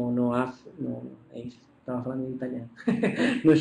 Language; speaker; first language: Portuguese; non-native, fluent; Italian